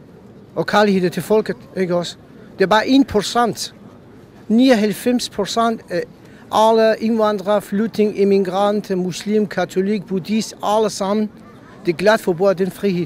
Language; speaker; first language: Danish; non-native, learner; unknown